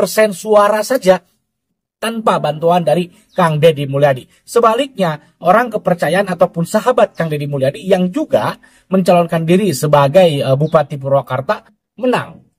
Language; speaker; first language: Indonesian; native; Indonesian